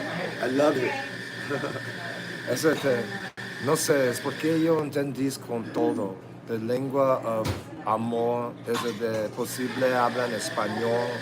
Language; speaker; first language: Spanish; non-native, learner; English